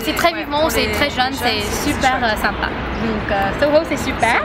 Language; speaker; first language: French; non-native, fluent; English